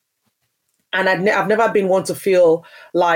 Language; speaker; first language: English; non-native, local second language; Yoruba